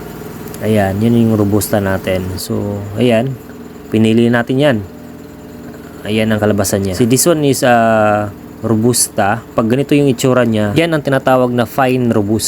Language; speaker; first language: Filipino; non-native, local second language; Cebuano